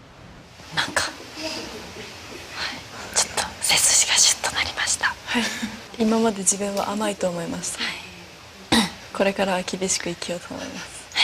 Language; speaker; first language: Japanese; native; Japanese